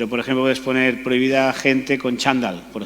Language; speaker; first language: Spanish; native; Spanish